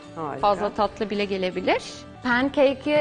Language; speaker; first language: Turkish; non-native, fluent; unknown